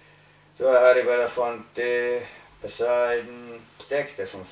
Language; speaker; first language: Swedish; non-native, learner; English